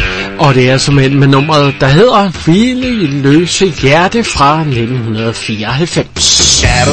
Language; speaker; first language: Danish; native; Danish